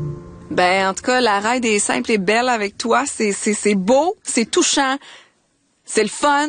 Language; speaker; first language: French; native; French